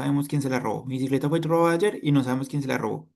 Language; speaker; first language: Spanish; native; Spanish